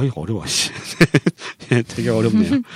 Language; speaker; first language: Korean; native; Korean